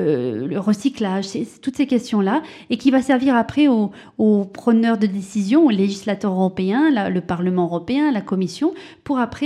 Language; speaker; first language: French; native; French